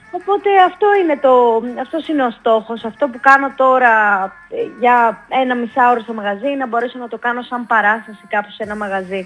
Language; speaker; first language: Greek; early bilingual, heritage; Greek